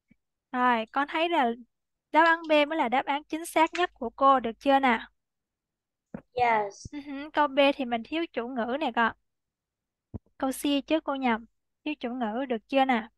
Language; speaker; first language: Vietnamese; native; Vietnamese